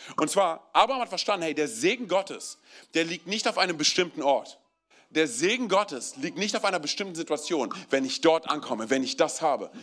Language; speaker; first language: German; early bilingual, other home language; Romanian